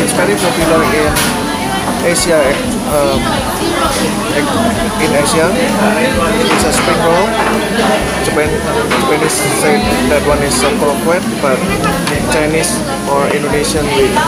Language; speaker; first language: English; non-native, learner; Indonesian